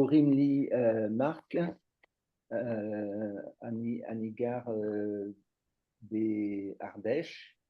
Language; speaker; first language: Hebrew; non-native, learner; French